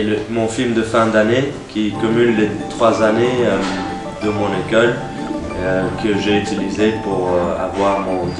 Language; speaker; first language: French; non-native, learner; English